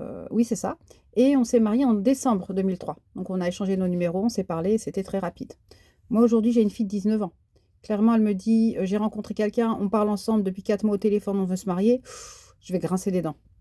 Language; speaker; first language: French; native; French